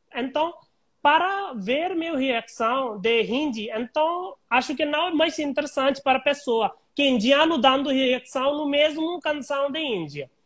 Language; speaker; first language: Portuguese; non-native, learner; Hindi